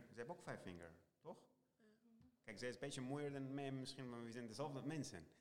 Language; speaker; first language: Dutch; non-native, learner; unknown